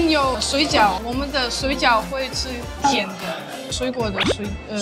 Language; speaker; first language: Chinese; non-native, fluent; Russian